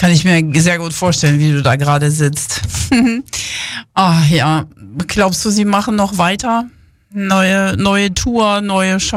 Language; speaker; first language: German; native; German